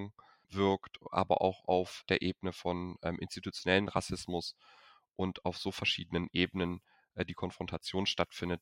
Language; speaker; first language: German; native; German